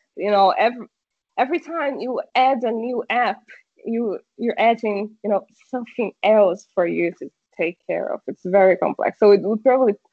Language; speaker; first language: English; non-native, fluent; Portuguese